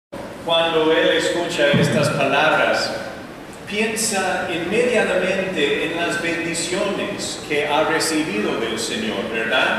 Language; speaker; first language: Spanish; non-native, fluent; English